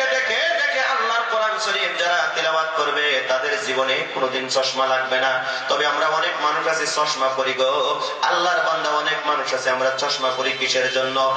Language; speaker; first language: Bangla; non-native, local second language; Assamese